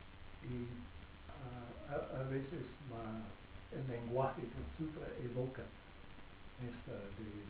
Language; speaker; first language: Spanish; non-native, fluent; English